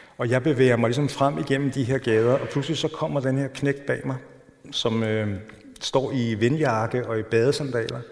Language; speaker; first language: Danish; native; Danish